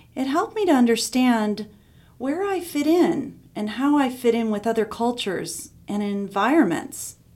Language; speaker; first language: English; native; English